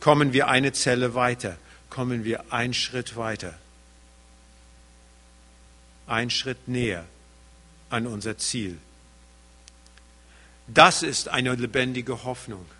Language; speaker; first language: German; early bilingual, heritage; German